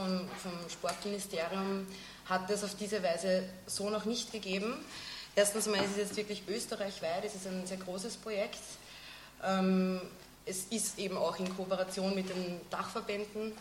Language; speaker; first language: German; native; German